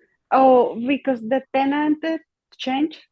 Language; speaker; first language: English; non-native, learner; Spanish